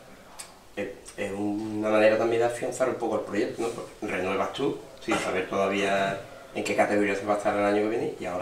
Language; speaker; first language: Spanish; native; Spanish